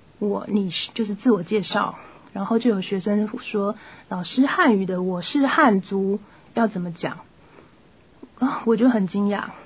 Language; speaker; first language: Chinese; native; Chinese